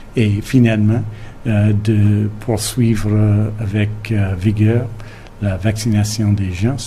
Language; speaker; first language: French; non-native, fluent; English